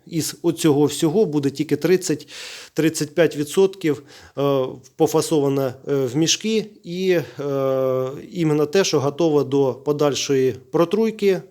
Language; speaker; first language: Ukrainian; native; Ukrainian